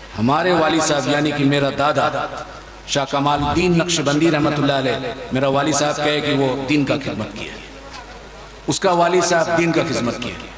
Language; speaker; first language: Hindi; non-native, fluent; Chinese